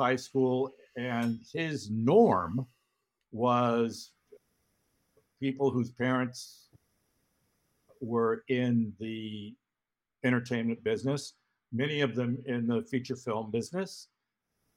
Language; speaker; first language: English; native; English